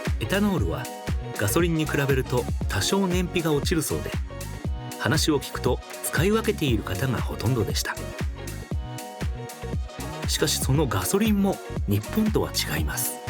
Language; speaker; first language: Japanese; native; Japanese